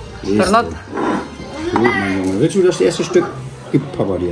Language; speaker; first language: German; native; German